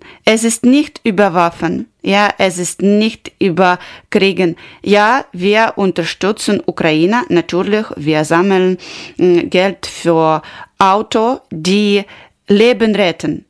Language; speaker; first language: German; non-native, learner; Ukrainian